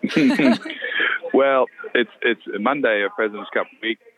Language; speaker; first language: English; native; English